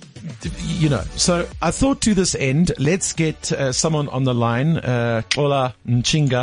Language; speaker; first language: English; native; English